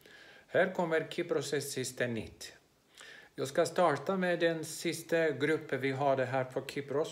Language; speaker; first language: Swedish; non-native, fluent; Greek